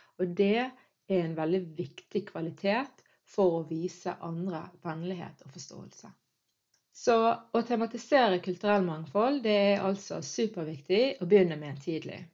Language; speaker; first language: Norwegian; early bilingual, other home language; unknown